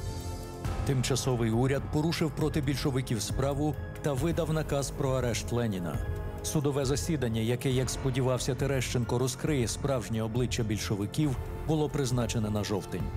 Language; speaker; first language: Ukrainian; native; Ukrainian